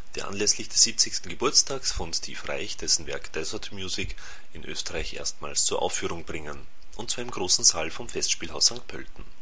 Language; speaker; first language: German; native; German